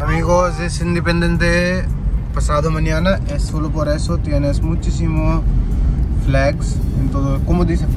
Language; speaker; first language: Spanish; non-native, learner; Hindi